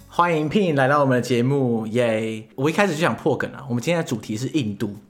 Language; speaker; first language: Chinese; native; Chinese